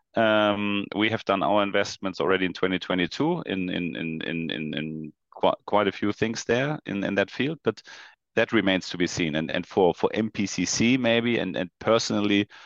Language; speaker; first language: English; non-native, fluent; German